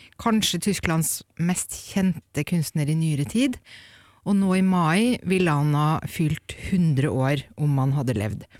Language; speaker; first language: Norwegian; native; Norwegian